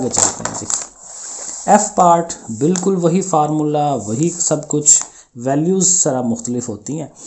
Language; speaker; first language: Urdu; non-native, local second language; Punjabi